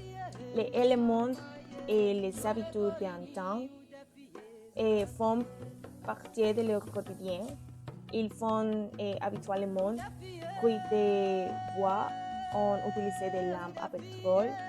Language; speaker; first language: French; non-native, learner; Spanish